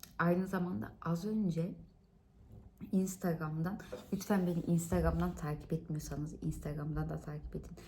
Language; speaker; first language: Turkish; early bilingual, heritage; Turkish